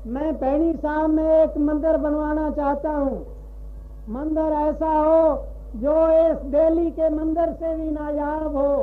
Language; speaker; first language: Hindi; non-native, local second language; Punjabi